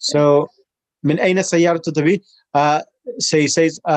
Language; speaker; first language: Arabic; non-native, fluent; English